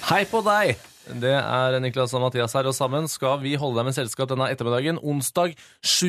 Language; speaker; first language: Norwegian; native; Norwegian